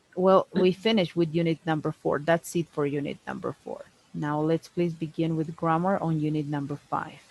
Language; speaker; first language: English; non-native, fluent; Spanish